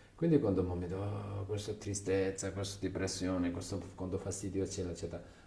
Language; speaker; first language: Italian; non-native, learner; Chinese